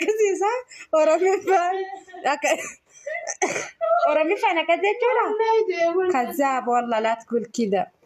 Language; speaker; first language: Arabic; non-native, learner; Oromo